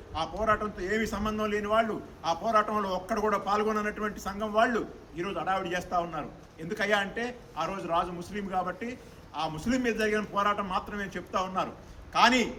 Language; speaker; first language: Telugu; native; Telugu